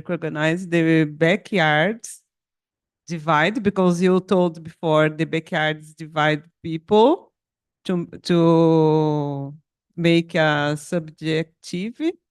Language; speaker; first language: English; non-native, learner; Portuguese